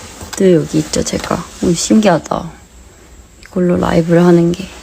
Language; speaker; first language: Korean; early bilingual, heritage; English